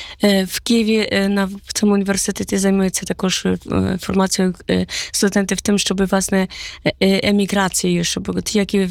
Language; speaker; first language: Polish; non-native, learner; Ukrainian